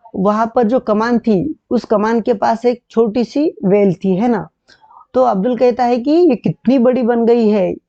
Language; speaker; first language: Hindi; non-native, local second language; Marathi